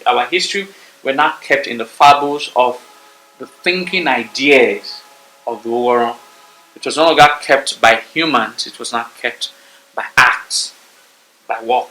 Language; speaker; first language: English; non-native, local second language; Bini